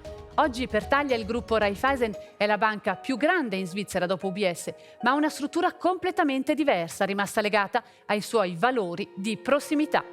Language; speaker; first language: Italian; native; Italian